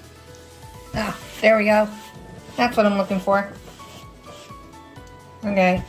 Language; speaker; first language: English; native; English